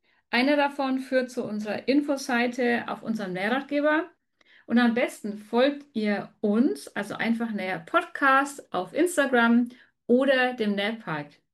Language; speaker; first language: German; native; German